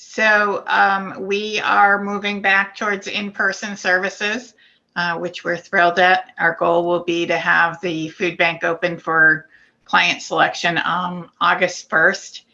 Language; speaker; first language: English; native; English